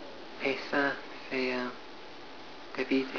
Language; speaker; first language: French; non-native, learner; English